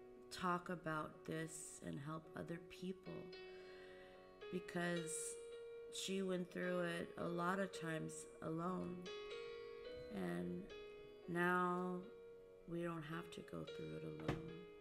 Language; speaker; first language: English; early bilingual, other home language; Portuguese